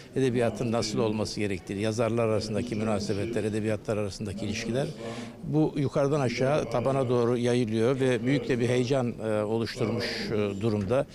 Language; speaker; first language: Turkish; native; Turkish